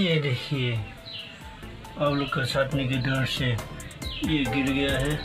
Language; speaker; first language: Hindi; non-native, local second language; Assamese